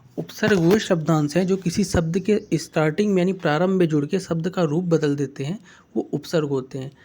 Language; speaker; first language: Hindi; native; Hindi